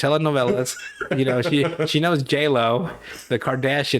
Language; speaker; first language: English; native; English